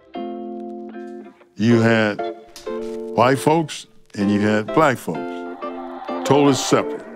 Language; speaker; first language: English; native; English